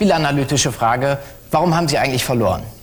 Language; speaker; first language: German; native; German